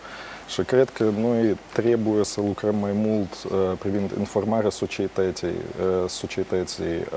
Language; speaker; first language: Romanian; non-native, local second language; Russian